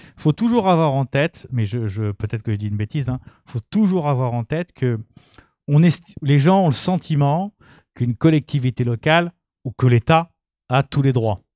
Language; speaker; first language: French; native; French